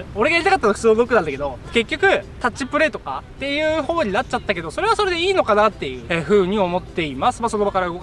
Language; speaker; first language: Japanese; native; Japanese